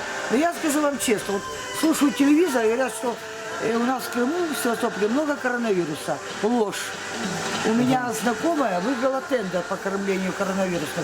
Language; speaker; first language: Russian; native; Russian